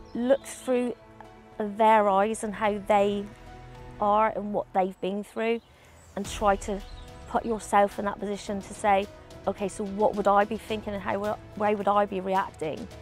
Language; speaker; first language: English; native; English